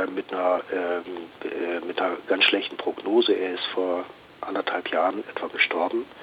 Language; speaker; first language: German; native; German